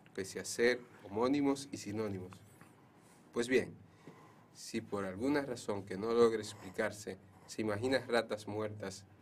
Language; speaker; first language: Spanish; native; Spanish